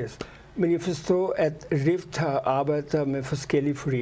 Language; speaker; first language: Danish; non-native, fluent; Urdu